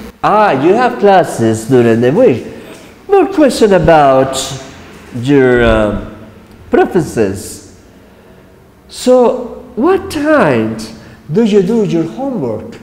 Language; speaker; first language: English; non-native, fluent; Spanish